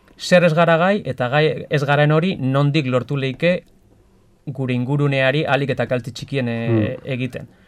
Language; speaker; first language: Basque; non-native, local second language; Spanish